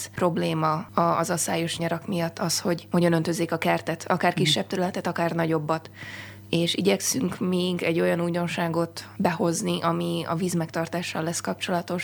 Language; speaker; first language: Hungarian; native; Hungarian